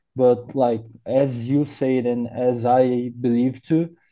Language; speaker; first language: English; non-native, learner; Portuguese